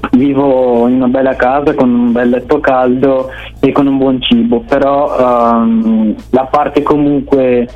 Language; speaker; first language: Italian; early bilingual, other home language; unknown